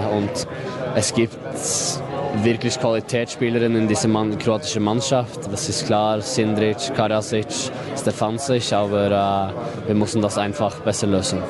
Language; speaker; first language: German; non-native, fluent; Norwegian